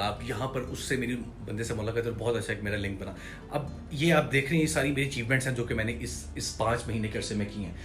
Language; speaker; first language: Urdu; non-native, local second language; Punjabi